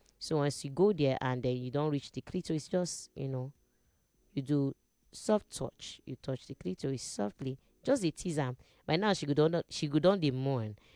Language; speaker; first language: Nigerian Pidgin; non-native, local second language; Igbo